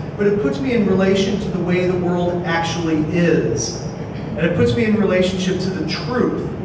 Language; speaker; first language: English; native; English